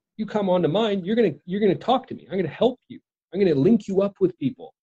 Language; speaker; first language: English; native; English